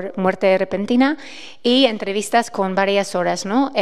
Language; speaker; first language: Spanish; non-native, fluent; English